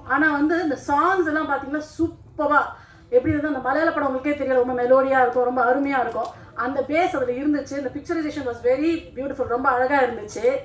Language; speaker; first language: Tamil; non-native, local second language; Telugu